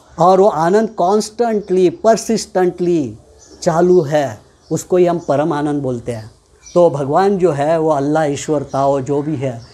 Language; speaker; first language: Hindi; non-native, local second language; Marathi